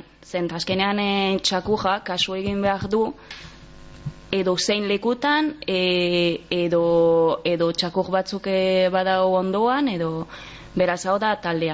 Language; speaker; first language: Basque; non-native, local second language; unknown